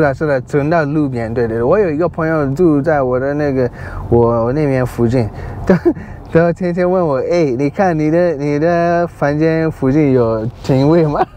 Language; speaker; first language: Chinese; non-native, learner; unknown